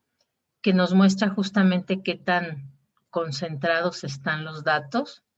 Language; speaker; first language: Spanish; native; Spanish